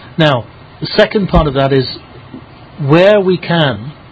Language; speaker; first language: English; native; English